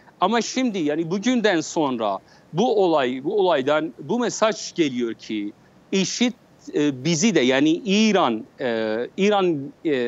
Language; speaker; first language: Turkish; non-native, learner; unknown